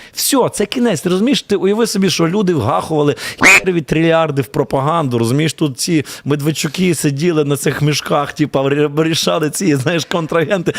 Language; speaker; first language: Ukrainian; native; Ukrainian